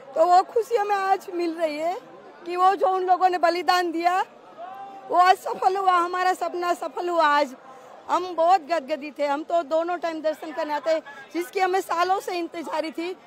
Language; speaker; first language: Hindi; non-native, local second language; Gujarati